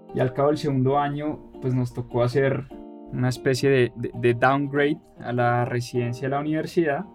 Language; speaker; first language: Spanish; native; Spanish